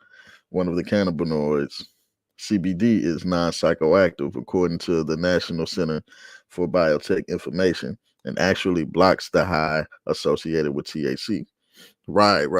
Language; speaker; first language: English; native; English